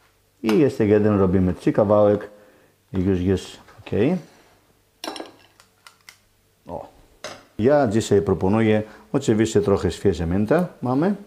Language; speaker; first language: Polish; non-native, learner; Greek